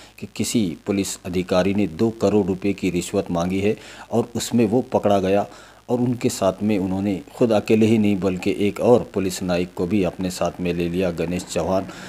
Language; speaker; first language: Hindi; non-native, local second language; Urdu